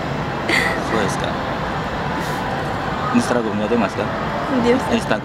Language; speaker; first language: Japanese; non-native, learner; Indonesian